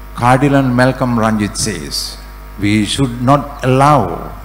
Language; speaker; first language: English; non-native, local second language; Sinhala